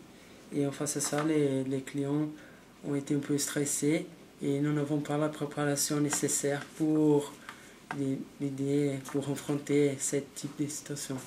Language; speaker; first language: French; non-native, learner; Portuguese